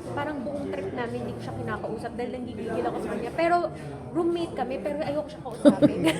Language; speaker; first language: Filipino; native; Filipino